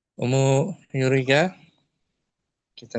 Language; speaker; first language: Indonesian; native; Indonesian